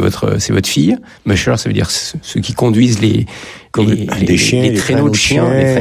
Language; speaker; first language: French; native; French